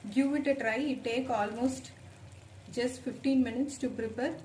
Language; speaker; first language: English; non-native, local second language; Tamil